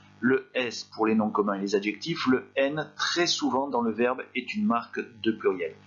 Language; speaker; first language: French; native; French